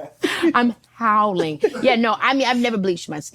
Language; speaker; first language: English; native; English